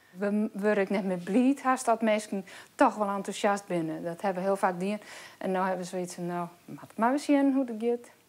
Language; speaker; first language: Dutch; non-native, local second language; Western Frisian